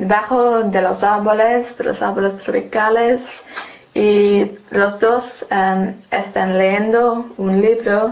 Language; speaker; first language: Spanish; non-native, learner; English